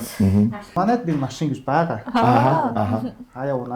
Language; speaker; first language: Mongolian; non-native, fluent; Japanese